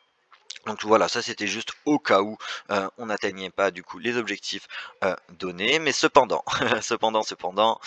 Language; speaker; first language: French; native; French